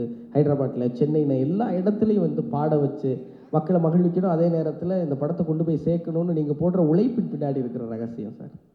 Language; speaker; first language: Tamil; native; Tamil